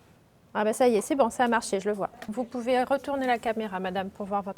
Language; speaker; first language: French; native; French